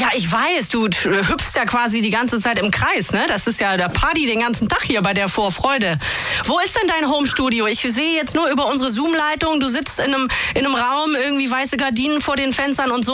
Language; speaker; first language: German; native; German